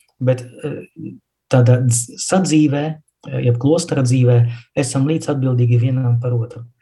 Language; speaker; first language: Latvian; non-native, local second language; Russian